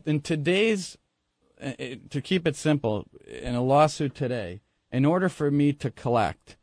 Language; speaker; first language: English; native; English